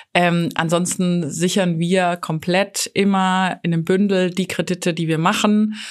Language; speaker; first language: German; native; German